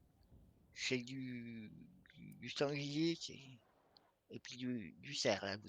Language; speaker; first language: French; native; French